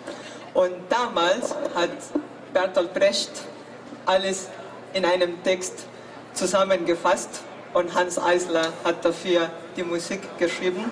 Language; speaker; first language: German; non-native, fluent; Spanish